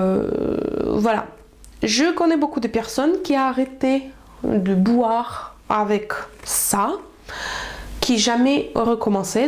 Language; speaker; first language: French; non-native, fluent; Russian